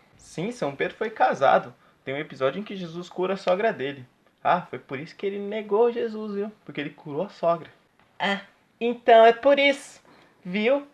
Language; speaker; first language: Portuguese; native; Portuguese